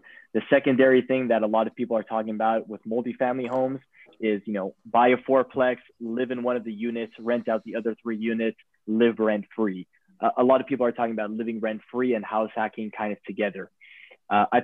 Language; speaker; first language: English; native; English